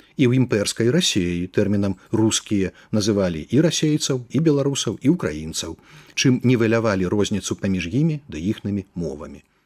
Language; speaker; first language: Belarusian; native; Belarusian